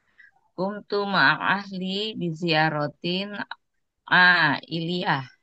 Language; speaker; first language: Arabic; non-native, learner; Indonesian